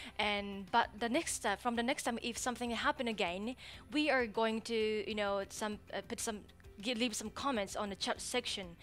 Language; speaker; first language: English; non-native, fluent; Japanese